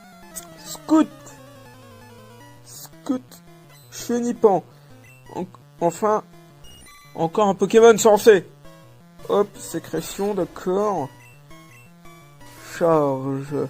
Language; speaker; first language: French; native; French